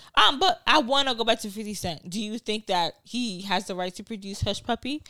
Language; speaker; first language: English; non-native, local second language; Yoruba